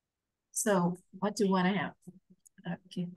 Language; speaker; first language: English; non-native, fluent; Vietnamese